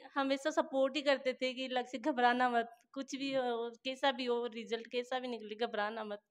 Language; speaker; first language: Hindi; native; Hindi